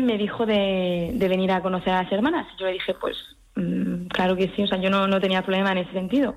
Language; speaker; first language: Spanish; early bilingual, heritage; French